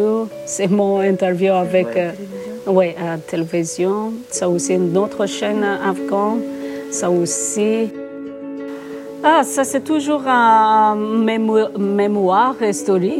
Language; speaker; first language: French; non-native, learner; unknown